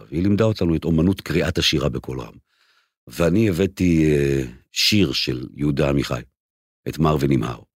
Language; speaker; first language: Hebrew; native; Hebrew